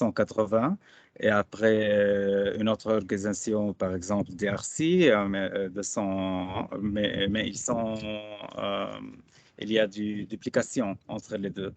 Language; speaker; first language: French; non-native, fluent; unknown